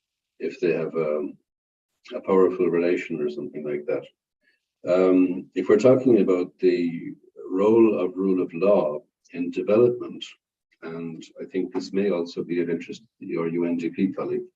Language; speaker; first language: English; non-native, fluent; Irish